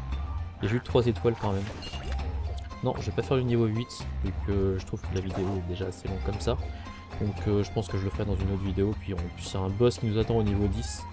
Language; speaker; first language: French; native; French